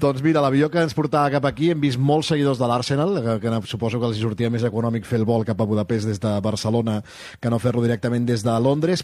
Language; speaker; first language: Catalan; native; Catalan